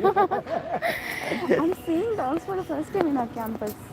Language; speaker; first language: English; non-native, local second language; Malayalam